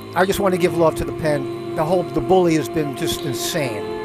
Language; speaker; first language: English; native; English